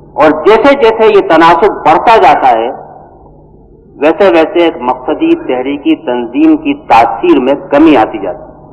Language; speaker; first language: Urdu; native; Urdu